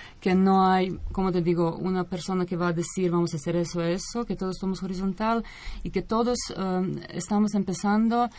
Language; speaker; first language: Spanish; non-native, fluent; Croatian